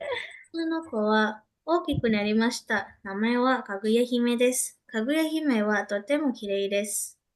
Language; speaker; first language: Japanese; non-native, learner; Indonesian